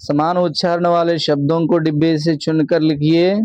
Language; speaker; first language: Hindi; non-native, local second language; Telugu